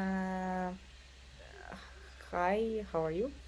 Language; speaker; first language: English; non-native, learner; Russian